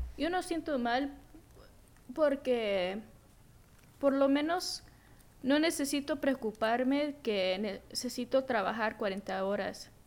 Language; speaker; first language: Spanish; early bilingual, heritage; Spanish